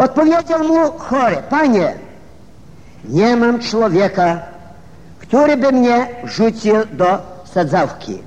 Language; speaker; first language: Polish; non-native, fluent; Ukrainian